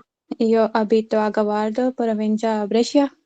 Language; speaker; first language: Italian; non-native, learner; Urdu